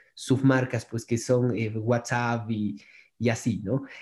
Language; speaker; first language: Spanish; native; Spanish